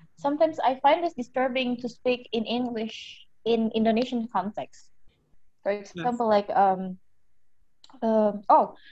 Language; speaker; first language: English; non-native, fluent; Indonesian